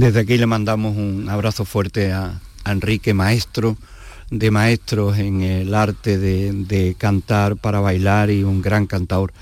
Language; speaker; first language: Spanish; native; Spanish